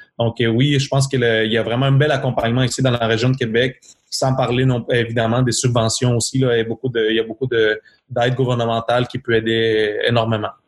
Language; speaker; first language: French; non-native, fluent; Spanish